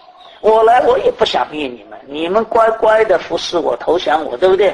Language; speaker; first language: Chinese; native; Chinese